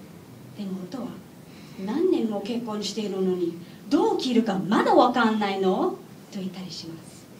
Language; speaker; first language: Japanese; non-native, learner; English